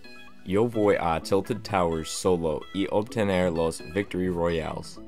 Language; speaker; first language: Spanish; non-native, learner; English